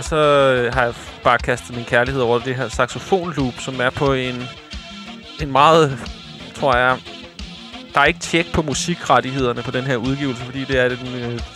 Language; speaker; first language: Danish; native; Danish